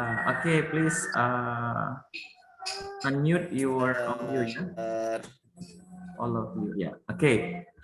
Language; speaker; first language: English; non-native, learner; Indonesian